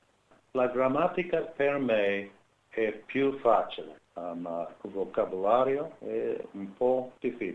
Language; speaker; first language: Italian; non-native, learner; English